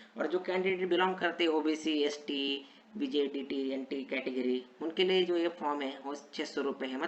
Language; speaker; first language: Hindi; non-native, local second language; Marathi